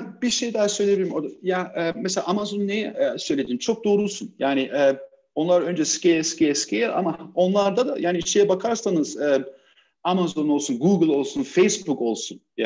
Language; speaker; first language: Turkish; early bilingual, heritage; Turkish